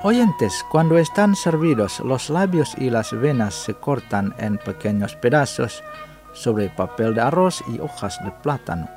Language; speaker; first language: Spanish; non-native, fluent; Indonesian